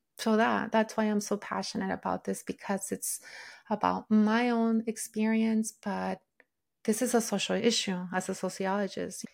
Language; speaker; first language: English; early bilingual, other home language; Spanish